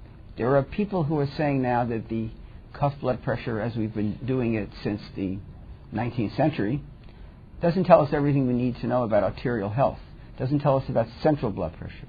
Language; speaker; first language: English; native; English